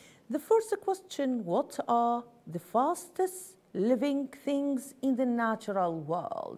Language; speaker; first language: English; non-native, fluent; Arabic